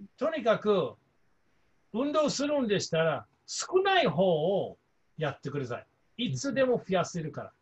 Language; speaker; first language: Japanese; non-native, fluent; English